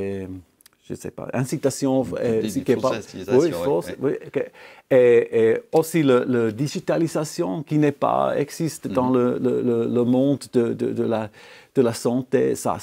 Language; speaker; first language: French; non-native, local second language; German